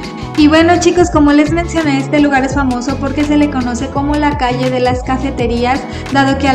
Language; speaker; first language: Spanish; native; Spanish